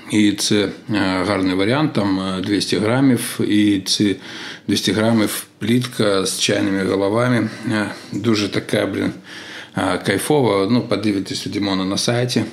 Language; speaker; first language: Ukrainian; non-native, local second language; Russian